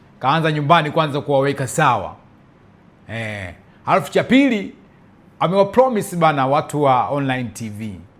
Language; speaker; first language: Swahili; early bilingual, heritage; Swahili